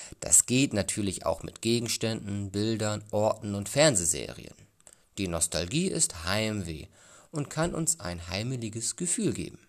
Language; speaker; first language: German; native; German